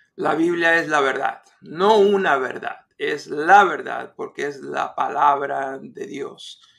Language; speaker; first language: Spanish; native; Spanish